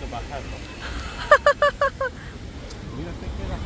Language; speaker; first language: Spanish; non-native, learner; Korean